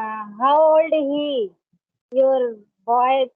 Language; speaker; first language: English; non-native, learner; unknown